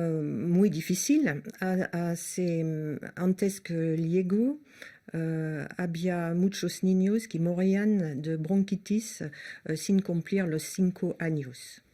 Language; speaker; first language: Spanish; non-native, learner; French